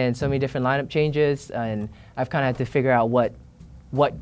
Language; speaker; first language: English; native; English